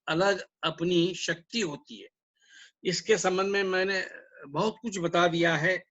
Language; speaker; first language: Hindi; non-native, local second language; Kannada